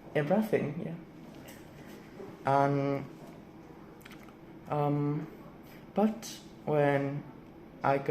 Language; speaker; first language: English; non-native, learner; Vietnamese